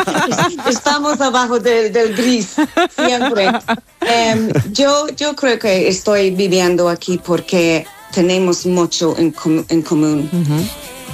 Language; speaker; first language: Spanish; non-native, learner; English